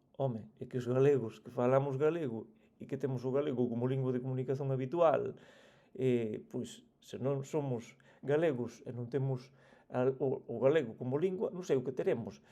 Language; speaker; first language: Galician; native; Galician